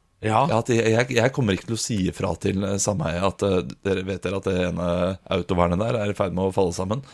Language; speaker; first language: Norwegian; native; Norwegian